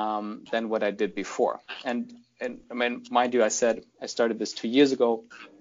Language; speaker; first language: English; non-native, fluent; German